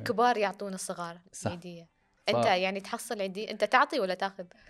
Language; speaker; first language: Arabic; native; Arabic